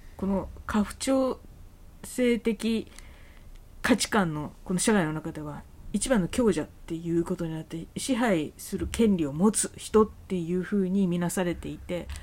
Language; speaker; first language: Japanese; native; Japanese